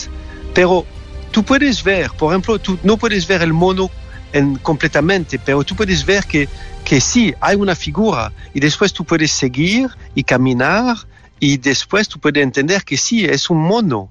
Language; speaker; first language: Spanish; non-native, fluent; French